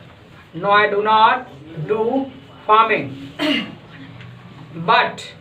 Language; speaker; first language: English; non-native, fluent; Hindi